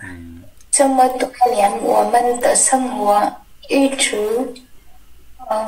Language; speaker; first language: Chinese; non-native, learner; Vietnamese